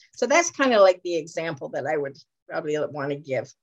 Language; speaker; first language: English; native; English